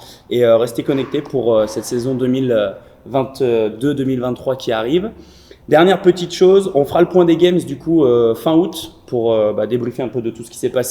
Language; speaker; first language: French; native; French